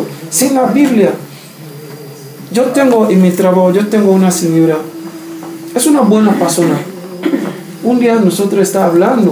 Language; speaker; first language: Spanish; non-native, learner; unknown